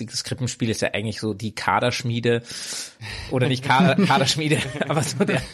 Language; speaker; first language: German; native; German